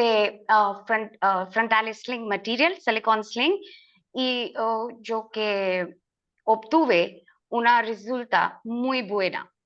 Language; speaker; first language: Spanish; non-native, learner; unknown